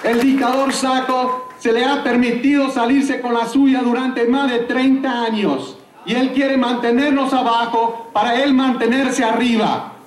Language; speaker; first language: Spanish; early bilingual, heritage; Spanish